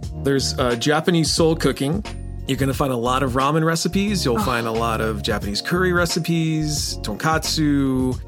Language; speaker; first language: English; native; English